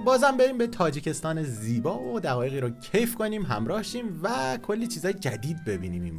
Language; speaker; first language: Persian; native; Persian